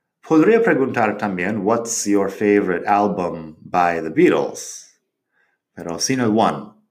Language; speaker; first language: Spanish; non-native, fluent; English